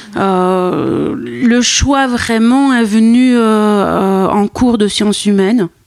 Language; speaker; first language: French; native; French